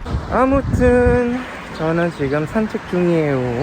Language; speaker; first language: Korean; native; Korean